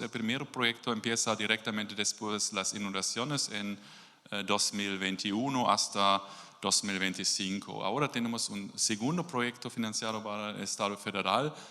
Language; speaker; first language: Spanish; non-native, learner; German